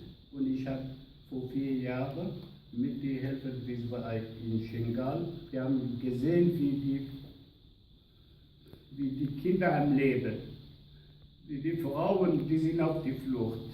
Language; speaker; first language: German; non-native, learner; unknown